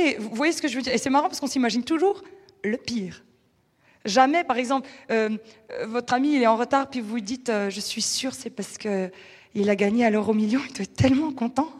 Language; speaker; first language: French; native; French